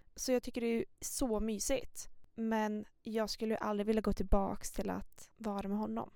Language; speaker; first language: Swedish; early bilingual, other home language; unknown